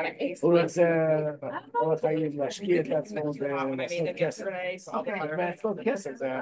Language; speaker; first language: Hebrew; non-native, fluent; English